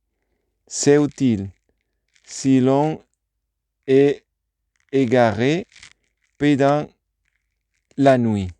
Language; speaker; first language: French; non-native, learner; Spanish